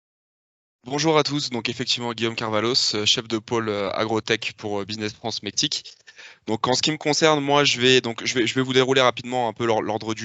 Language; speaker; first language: French; native; French